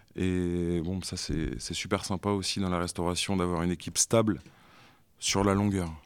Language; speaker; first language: French; native; French